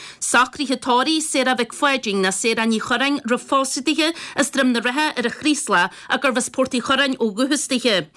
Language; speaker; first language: Irish; native; Irish